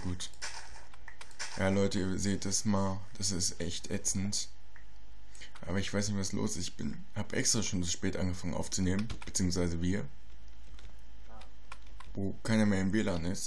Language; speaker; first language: German; native; German